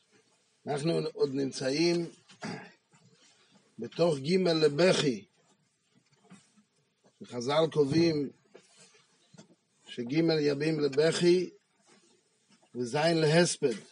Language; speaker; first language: Hebrew; non-native, fluent; French